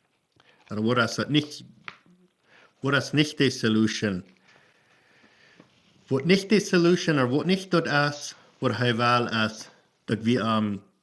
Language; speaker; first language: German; non-native, learner; Plautdietsch